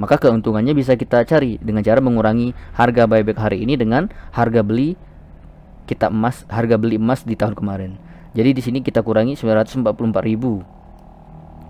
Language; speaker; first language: Indonesian; native; Indonesian